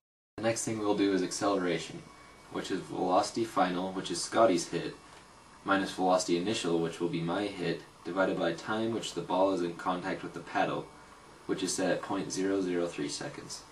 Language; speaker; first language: English; native; English